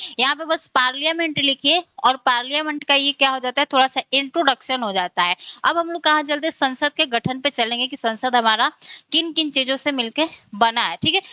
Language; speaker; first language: Hindi; native; Hindi